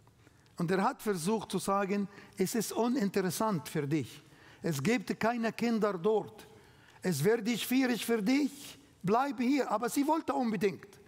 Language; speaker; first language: German; non-native, learner; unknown